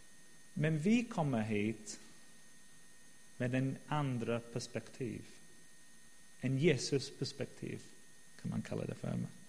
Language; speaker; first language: Swedish; non-native, fluent; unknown